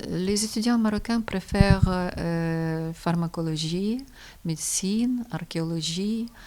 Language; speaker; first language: French; non-native, fluent; Ukrainian